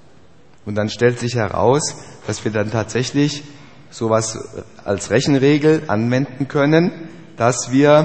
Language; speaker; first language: German; native; German